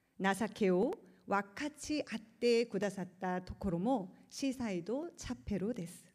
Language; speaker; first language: Japanese; non-native, learner; Korean